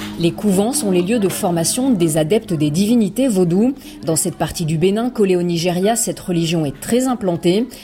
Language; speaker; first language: French; native; French